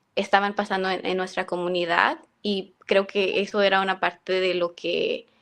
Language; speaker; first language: Spanish; early bilingual, heritage; Spanish